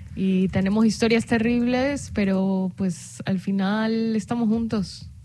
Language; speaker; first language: Spanish; native; Spanish